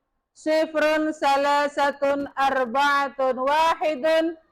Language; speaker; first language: Arabic; non-native, fluent; Indonesian